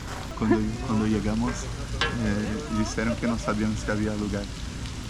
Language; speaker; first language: Spanish; non-native, fluent; Portuguese